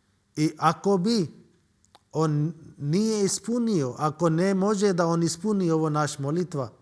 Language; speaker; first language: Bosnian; non-native, learner; Urdu